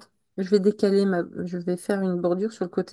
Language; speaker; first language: French; native; French